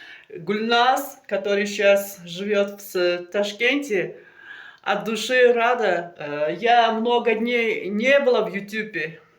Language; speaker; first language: Russian; non-native, local second language; Uzbek